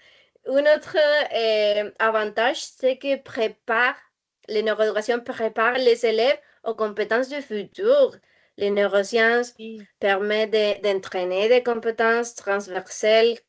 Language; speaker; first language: French; non-native, learner; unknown